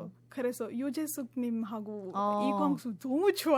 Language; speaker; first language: Korean; non-native, fluent; Marathi